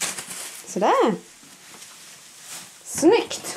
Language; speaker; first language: Swedish; native; Swedish